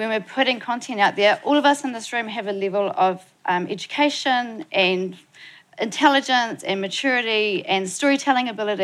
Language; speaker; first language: English; native; English